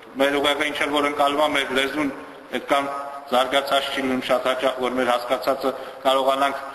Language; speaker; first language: Armenian; native; Armenian